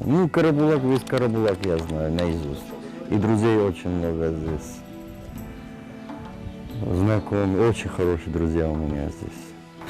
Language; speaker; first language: Russian; non-native, local second language; Georgian